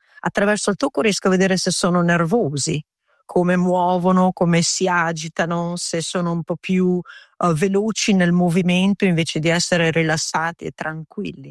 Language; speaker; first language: Italian; early bilingual, heritage; Italian